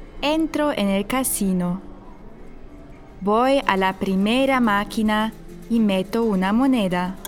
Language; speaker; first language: Spanish; non-native, fluent; German